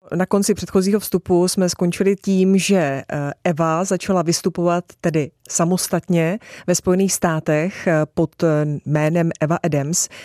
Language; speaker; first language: Czech; native; Czech